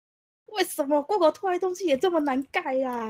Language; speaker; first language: Chinese; native; Chinese